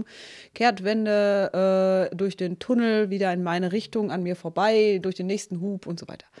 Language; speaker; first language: German; native; German